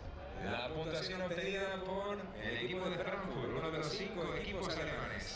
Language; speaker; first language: Spanish; native; Spanish